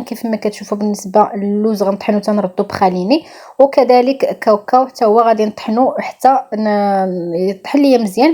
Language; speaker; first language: Arabic; native; Arabic